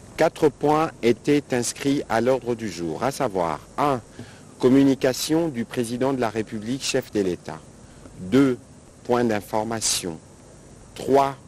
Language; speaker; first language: French; non-native, local second language; Lingala